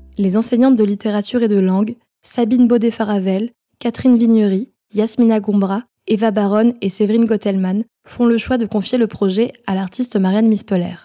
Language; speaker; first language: French; native; French